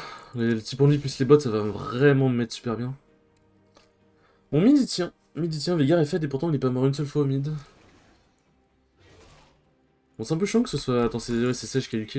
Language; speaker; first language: French; native; French